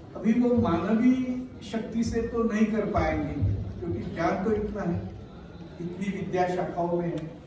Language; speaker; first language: Hindi; non-native, local second language; Marathi